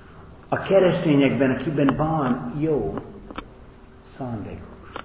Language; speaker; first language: Hungarian; non-native, learner; English